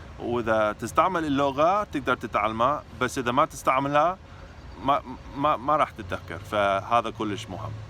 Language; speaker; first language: Arabic; non-native, fluent; English